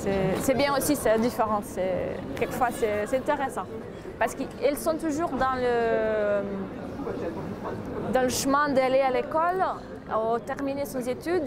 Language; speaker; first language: French; non-native, fluent; Portuguese